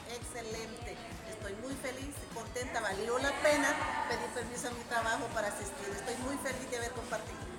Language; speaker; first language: Spanish; native; Spanish